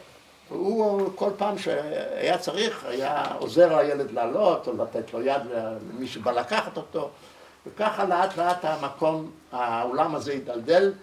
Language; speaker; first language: Hebrew; early bilingual, other home language; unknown